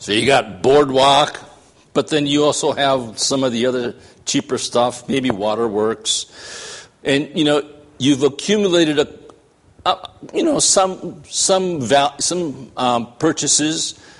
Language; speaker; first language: English; native; English